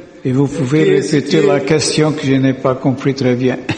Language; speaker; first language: French; non-native, fluent; Portuguese